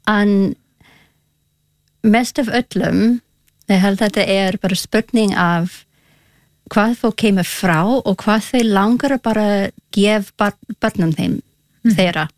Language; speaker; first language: Icelandic; non-native, learner; Spanish